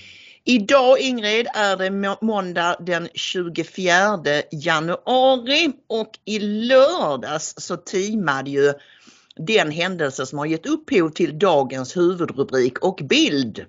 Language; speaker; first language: Swedish; native; Swedish